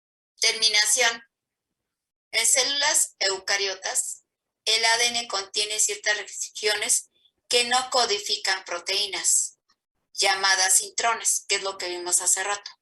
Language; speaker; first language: Spanish; native; Spanish